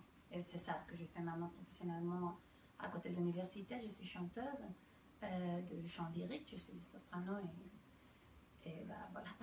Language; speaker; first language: French; non-native, fluent; Spanish